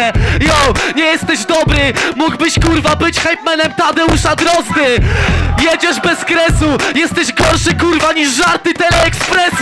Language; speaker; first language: Polish; native; Polish